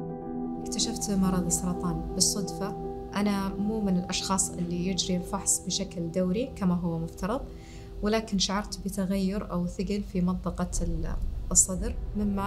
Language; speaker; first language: Arabic; native; Arabic